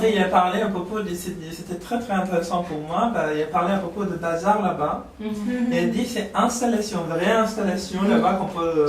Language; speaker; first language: French; non-native, learner; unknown